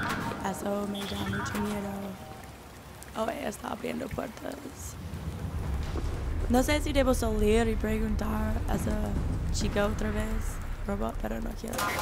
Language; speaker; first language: Spanish; non-native, learner; English